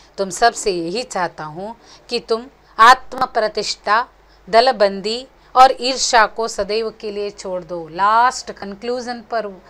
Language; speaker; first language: Hindi; non-native, local second language; Konkani